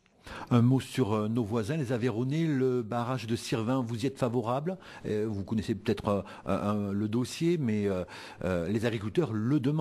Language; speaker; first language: French; native; French